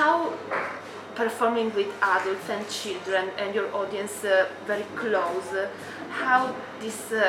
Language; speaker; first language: English; non-native, fluent; Italian